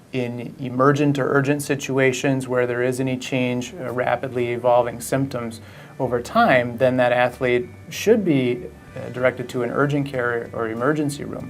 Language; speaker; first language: English; native; English